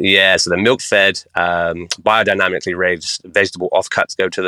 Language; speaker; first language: English; native; English